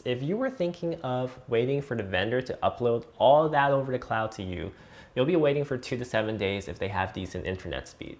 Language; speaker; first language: English; native; English